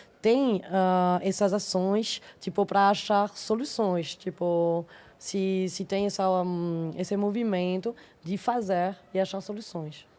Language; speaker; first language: Portuguese; non-native, fluent; French